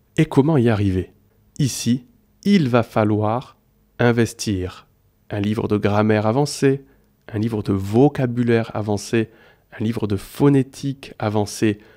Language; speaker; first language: French; native; French